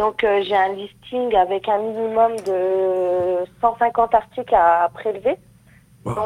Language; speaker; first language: French; native; French